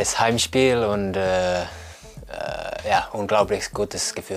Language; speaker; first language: German; non-native, fluent; Finnish